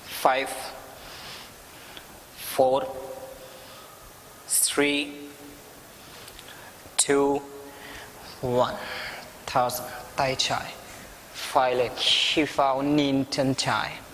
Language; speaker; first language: Vietnamese; non-native, learner; Hindi